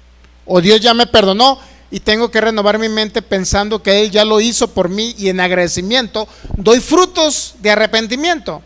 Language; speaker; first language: Spanish; native; Spanish